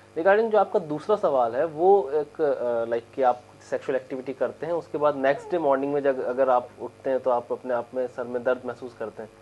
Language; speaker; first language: Hindi; native; Hindi